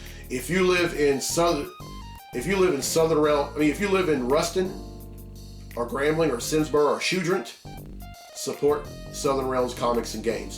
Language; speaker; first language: English; native; English